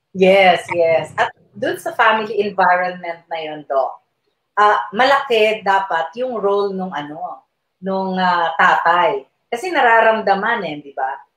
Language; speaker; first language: Filipino; native; Filipino